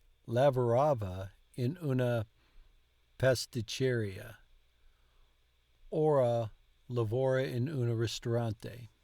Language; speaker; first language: Italian; non-native, learner; English